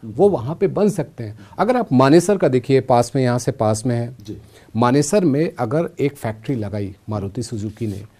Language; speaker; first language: Hindi; native; Hindi